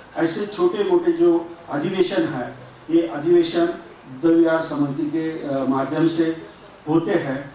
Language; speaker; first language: Hindi; non-native, local second language; Marathi